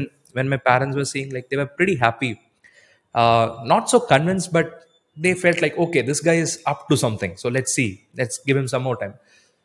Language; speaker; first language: English; non-native, local second language; Tamil